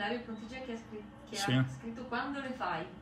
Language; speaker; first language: Italian; native; Italian